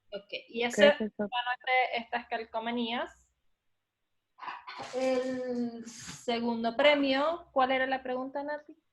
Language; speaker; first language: Spanish; native; Spanish